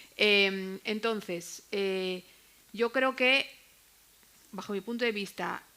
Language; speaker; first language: Spanish; native; Spanish